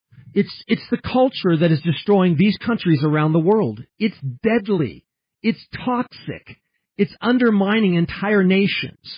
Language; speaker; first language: English; early bilingual, heritage; English